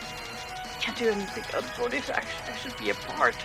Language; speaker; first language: English; non-native, fluent; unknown